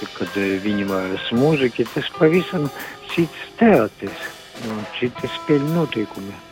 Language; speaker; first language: Latvian; non-native, local second language; Russian